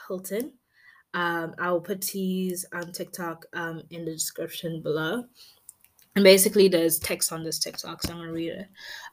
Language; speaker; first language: English; native; English